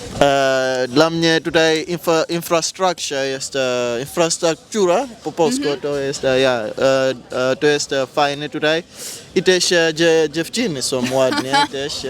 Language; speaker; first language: Polish; non-native, learner; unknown